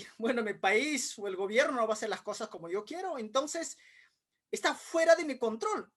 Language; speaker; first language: Spanish; non-native, local second language; Quechua